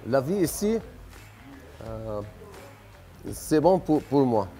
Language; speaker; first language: French; non-native, learner; Arabic